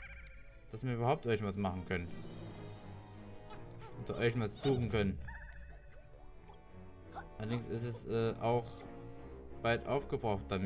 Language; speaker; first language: German; native; German